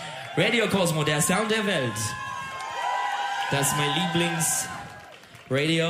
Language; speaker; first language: German; non-native, learner; Turkish